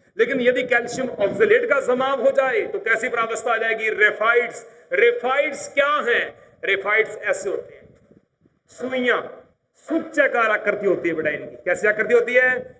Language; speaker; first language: Hindi; native; Hindi